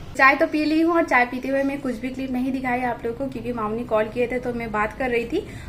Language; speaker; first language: Hindi; non-native, local second language; Bangla